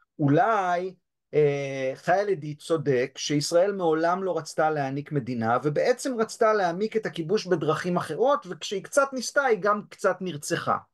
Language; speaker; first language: Hebrew; native; Hebrew